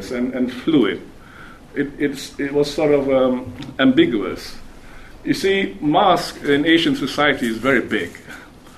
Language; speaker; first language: English; non-native, local second language; Malay